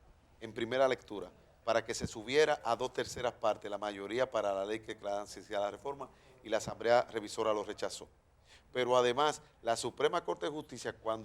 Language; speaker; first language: Spanish; native; Spanish